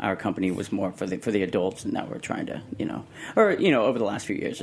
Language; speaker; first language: English; native; English